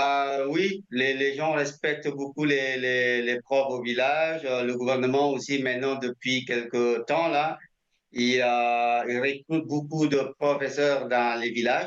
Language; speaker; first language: French; non-native, fluent; Indonesian